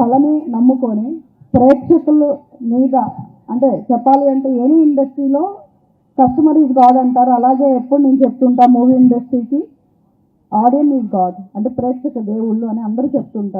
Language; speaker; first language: Telugu; native; Telugu